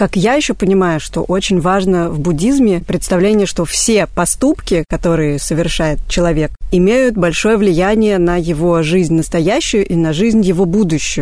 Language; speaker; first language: Russian; native; Russian